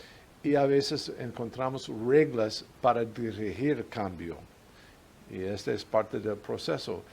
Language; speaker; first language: Spanish; non-native, fluent; English